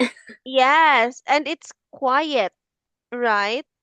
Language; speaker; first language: English; non-native, fluent; Filipino